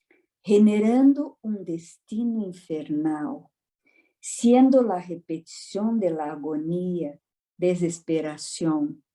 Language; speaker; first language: Spanish; non-native, fluent; Portuguese